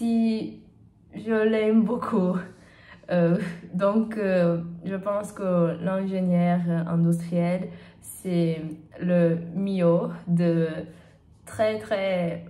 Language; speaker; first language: French; non-native, learner; Portuguese